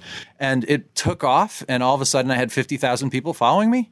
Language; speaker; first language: English; native; English